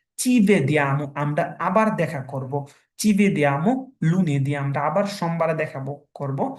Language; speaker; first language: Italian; non-native, fluent; Bangla